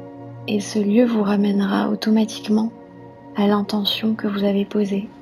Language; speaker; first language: French; native; French